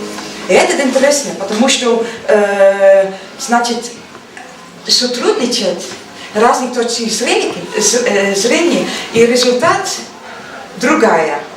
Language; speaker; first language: Russian; non-native, learner; Dutch